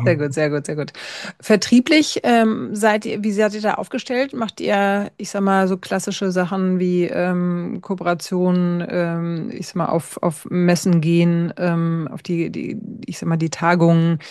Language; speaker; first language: German; native; German